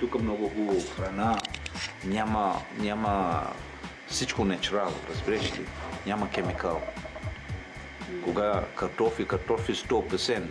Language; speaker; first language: Bulgarian; non-native, learner; Swahili